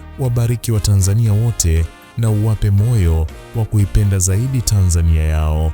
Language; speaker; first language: Swahili; native; Swahili